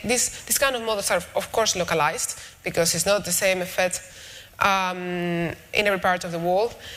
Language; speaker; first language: English; non-native, fluent; Spanish